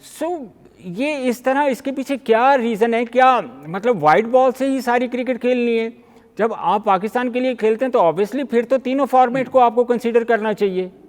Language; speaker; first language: Urdu; non-native, local second language; Punjabi